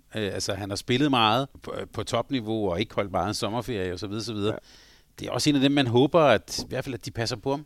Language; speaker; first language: Danish; native; Danish